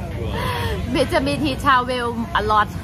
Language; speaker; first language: English; non-native, learner; Thai